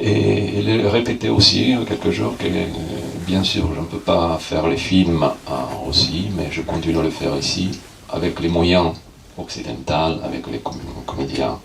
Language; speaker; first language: French; non-native, fluent; Russian